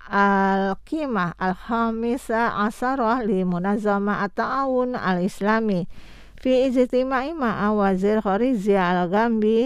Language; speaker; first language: Arabic; non-native, fluent; Indonesian